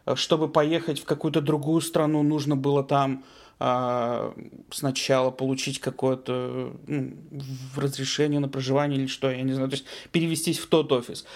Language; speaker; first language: Russian; native; Russian